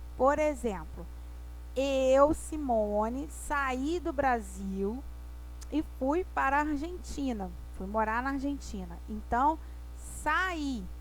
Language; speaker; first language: Portuguese; native; Portuguese